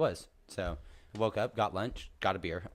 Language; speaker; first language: English; native; English